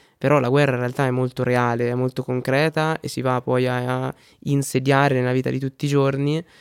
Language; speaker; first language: Italian; native; Italian